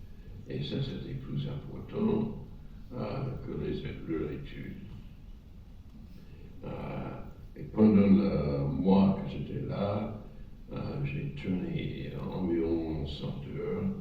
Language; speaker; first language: French; non-native, fluent; English